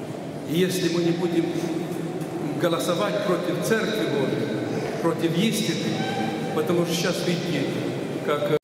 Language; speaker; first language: Russian; non-native, local second language; Ukrainian